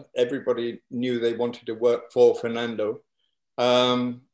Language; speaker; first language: English; native; English